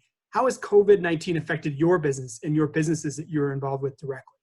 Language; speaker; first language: English; native; English